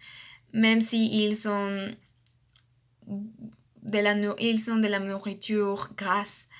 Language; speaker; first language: French; non-native, learner; Spanish